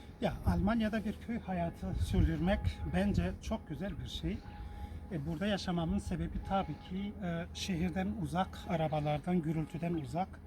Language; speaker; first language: Turkish; non-native, local second language; Kurdish